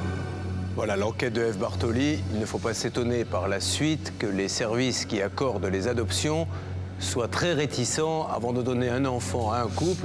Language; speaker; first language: French; native; French